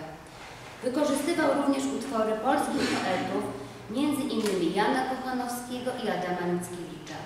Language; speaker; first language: Polish; native; Polish